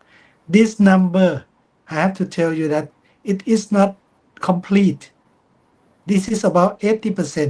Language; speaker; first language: English; non-native, fluent; Thai